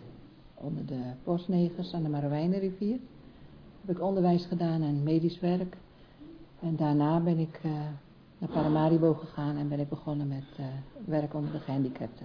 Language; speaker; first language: Dutch; native; Dutch